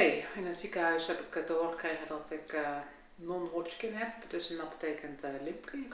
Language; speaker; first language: Dutch; native; Dutch